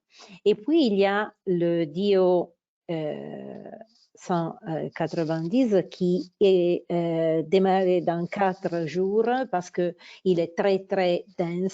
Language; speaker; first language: French; non-native, fluent; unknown